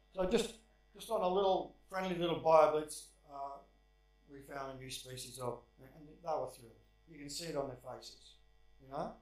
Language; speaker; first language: English; native; English